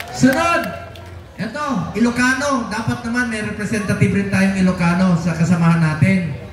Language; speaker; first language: Filipino; non-native, local second language; Cebuano